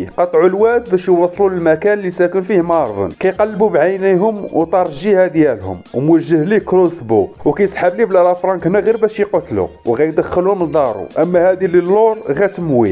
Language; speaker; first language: Arabic; native; Arabic